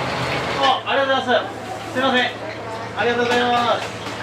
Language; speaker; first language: Japanese; native; Japanese